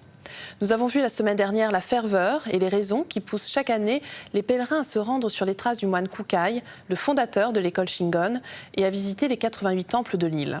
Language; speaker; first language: French; native; French